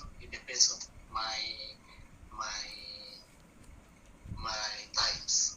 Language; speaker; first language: English; non-native, learner; Indonesian